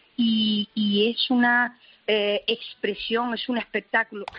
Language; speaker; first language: Spanish; native; Spanish